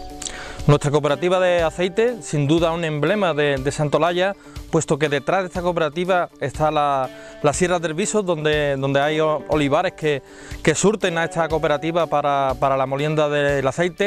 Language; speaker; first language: Spanish; native; Spanish